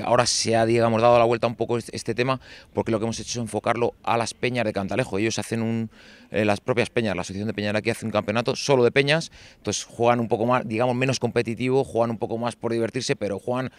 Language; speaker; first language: Spanish; native; Spanish